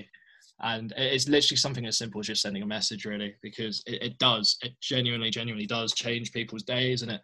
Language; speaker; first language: English; native; English